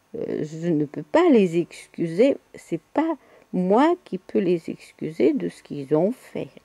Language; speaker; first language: French; non-native, fluent; Bulgarian